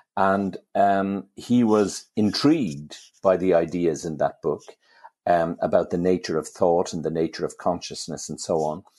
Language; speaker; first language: English; native; English